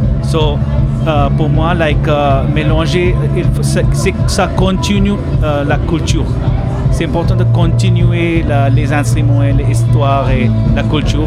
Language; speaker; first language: French; non-native, learner; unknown